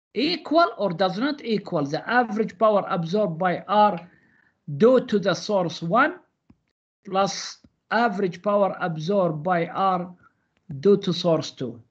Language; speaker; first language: English; non-native, fluent; Arabic